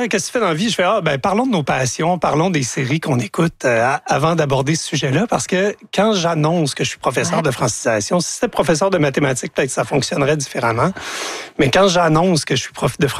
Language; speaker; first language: French; native; French